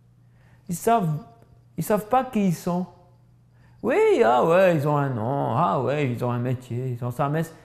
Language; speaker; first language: French; native; French